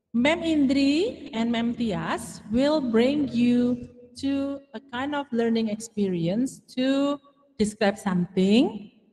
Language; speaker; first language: English; non-native, fluent; Indonesian